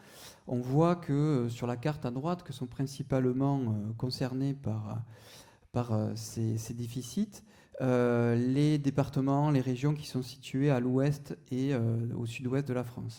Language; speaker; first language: French; native; French